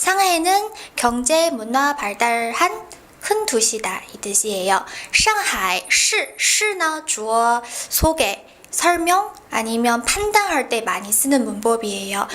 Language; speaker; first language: Korean; non-native, fluent; Chinese